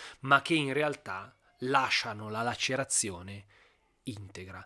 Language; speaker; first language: Italian; native; Italian